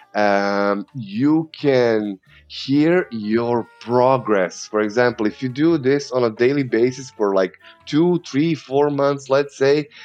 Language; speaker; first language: English; non-native, fluent; Serbian